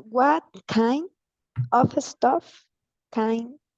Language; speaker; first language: English; non-native, learner; Spanish